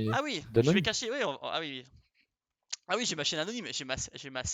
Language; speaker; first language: French; native; French